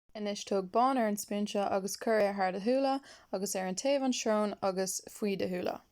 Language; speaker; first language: Irish; non-native, local second language; English